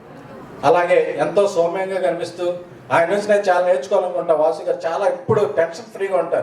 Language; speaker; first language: Telugu; native; Telugu